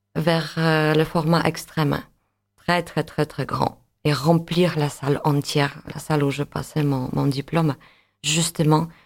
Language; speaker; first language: French; non-native, fluent; Polish